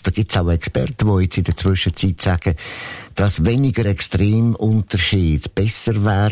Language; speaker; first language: German; native; German